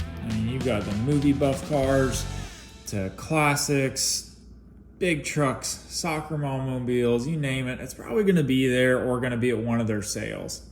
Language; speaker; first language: English; native; English